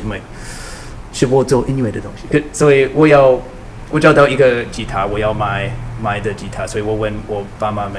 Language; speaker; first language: Chinese; non-native, learner; English